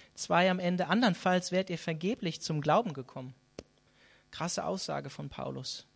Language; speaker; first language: German; native; German